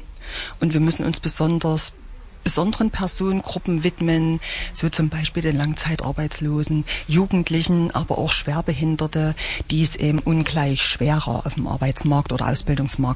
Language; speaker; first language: German; native; German